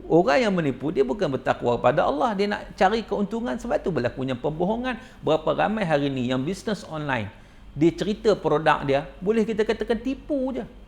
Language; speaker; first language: Malay; native; Malay